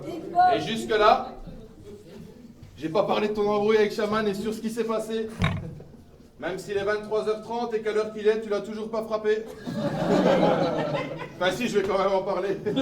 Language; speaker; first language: French; native; French